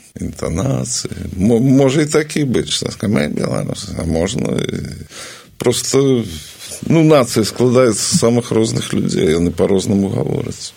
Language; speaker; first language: Belarusian; native; Belarusian